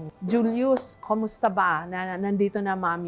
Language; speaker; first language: Filipino; native; Filipino